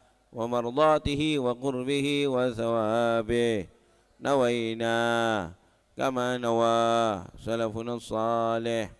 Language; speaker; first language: Arabic; non-native, fluent; Indonesian